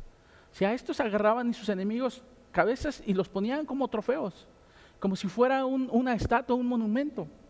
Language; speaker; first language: Spanish; native; Spanish